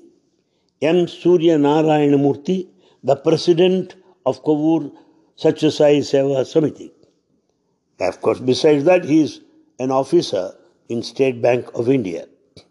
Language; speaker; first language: English; non-native, local second language; Telugu